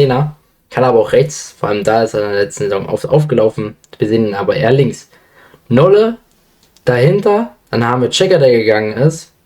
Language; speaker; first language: German; native; German